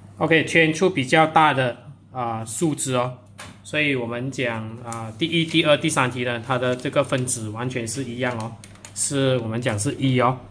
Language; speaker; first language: Chinese; native; Chinese